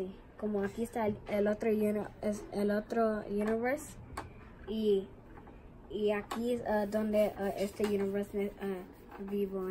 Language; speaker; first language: Spanish; early bilingual, heritage; Spanish